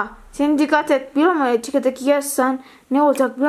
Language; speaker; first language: Turkish; non-native, learner; Indonesian